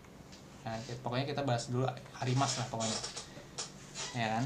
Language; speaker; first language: Indonesian; native; Indonesian